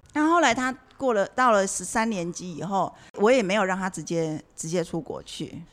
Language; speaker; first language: Chinese; native; Chinese